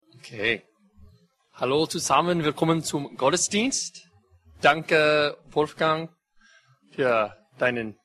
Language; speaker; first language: German; non-native, fluent; English